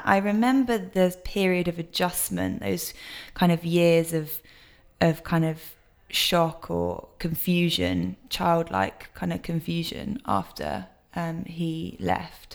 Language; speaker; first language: English; native; English